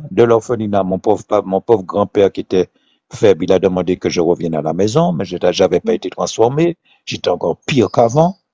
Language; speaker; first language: French; non-native, local second language; Haitian Creole